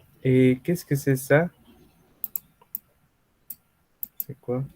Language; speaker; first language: French; non-native, fluent; Spanish